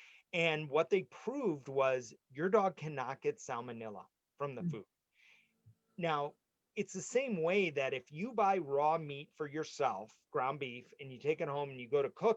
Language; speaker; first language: English; native; English